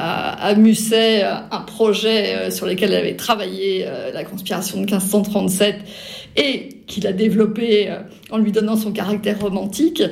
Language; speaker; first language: French; native; French